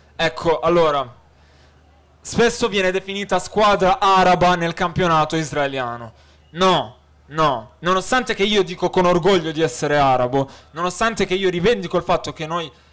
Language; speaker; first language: Italian; early bilingual, other home language; Arabic